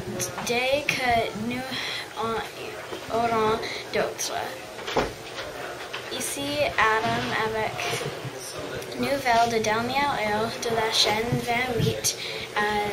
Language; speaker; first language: French; non-native, learner; English